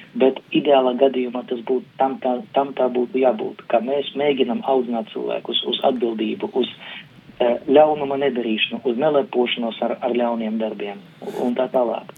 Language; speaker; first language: Latvian; non-native, local second language; Russian